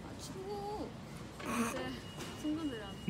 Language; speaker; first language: Korean; non-native, learner; Russian